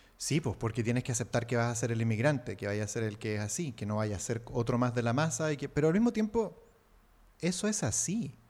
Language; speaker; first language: Spanish; native; Spanish